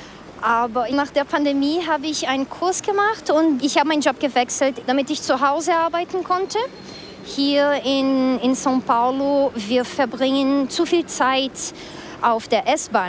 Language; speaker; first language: German; early bilingual, other home language; Portuguese